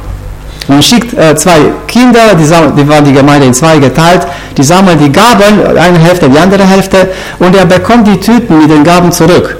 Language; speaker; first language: German; non-native, fluent; Romanian